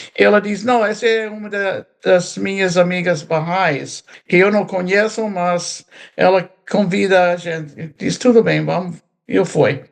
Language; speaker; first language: Portuguese; non-native, fluent; English